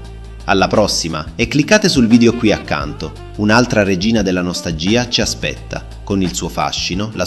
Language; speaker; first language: Italian; native; Italian